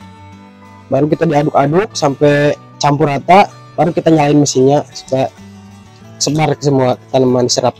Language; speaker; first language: Indonesian; native; Indonesian